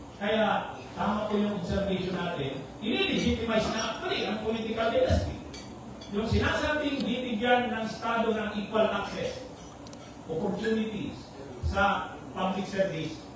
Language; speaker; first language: Filipino; non-native, local second language; Bikol